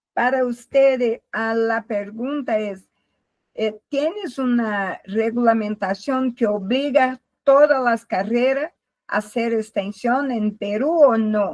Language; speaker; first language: Spanish; non-native, learner; Portuguese